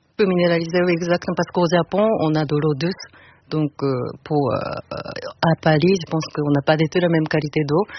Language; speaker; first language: French; non-native, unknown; Japanese